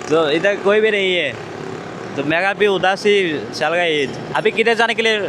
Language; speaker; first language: Hindi; non-native, learner; Bangla